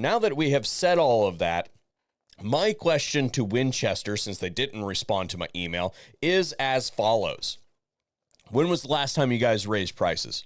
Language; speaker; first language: English; native; English